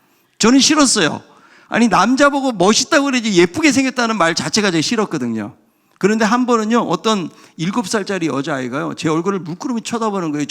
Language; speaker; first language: Korean; native; Korean